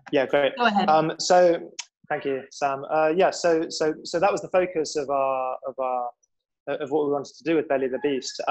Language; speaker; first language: English; native; English